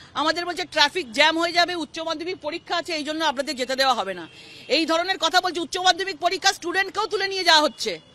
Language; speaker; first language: Bangla; native; Bangla